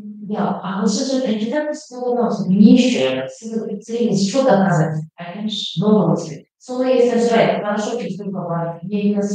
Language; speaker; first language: Russian; non-native, local second language; Kazakh